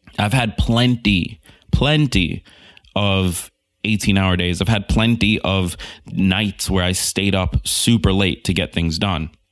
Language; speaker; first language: English; native; English